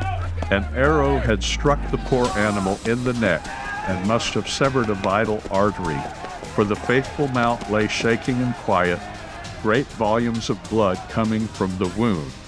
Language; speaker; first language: English; native; English